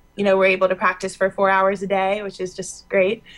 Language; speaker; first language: English; native; English